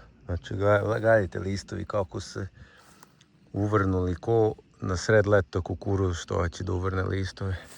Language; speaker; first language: Croatian; native; Croatian